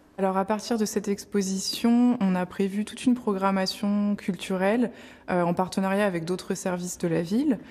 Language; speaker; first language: French; native; French